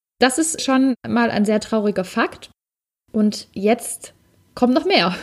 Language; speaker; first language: German; native; German